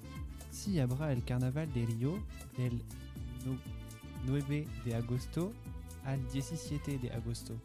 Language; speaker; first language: Spanish; non-native, learner; French